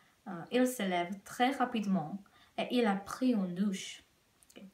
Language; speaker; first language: French; non-native, learner; Czech